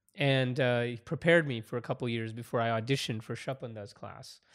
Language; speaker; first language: English; early bilingual, other home language; Hindi